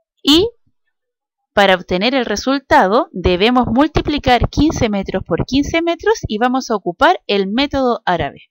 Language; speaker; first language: Spanish; native; Spanish